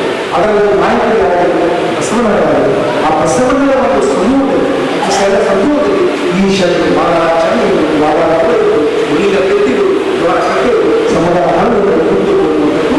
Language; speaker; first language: Kannada; native; Kannada